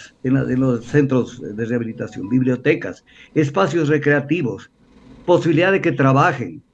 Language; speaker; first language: Spanish; native; Spanish